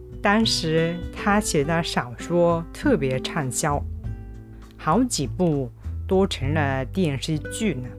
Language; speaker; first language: Chinese; non-native, fluent; Japanese